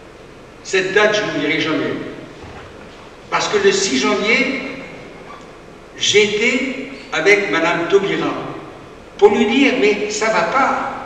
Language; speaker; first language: French; native; French